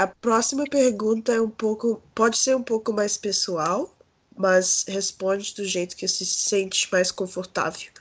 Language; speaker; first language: Portuguese; early bilingual, heritage; Portuguese